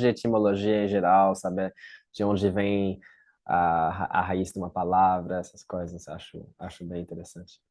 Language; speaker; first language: Portuguese; non-native, fluent; French